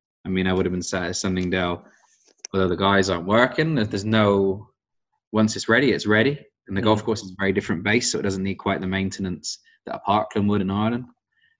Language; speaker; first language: English; native; English